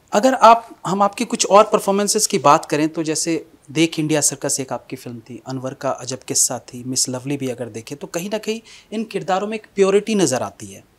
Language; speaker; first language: Hindi; native; Hindi